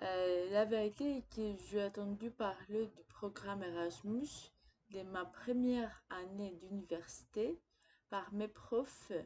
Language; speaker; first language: French; non-native, fluent; Greek